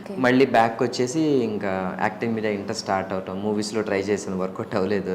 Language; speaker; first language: Telugu; native; Telugu